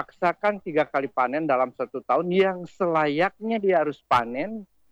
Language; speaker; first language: Indonesian; native; Indonesian